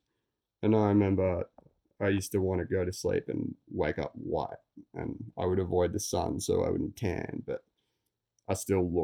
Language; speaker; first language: English; native; English